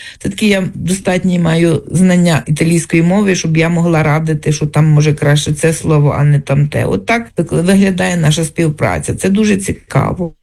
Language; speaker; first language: Ukrainian; native; Ukrainian